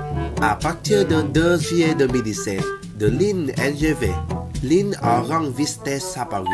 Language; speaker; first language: French; non-native, learner; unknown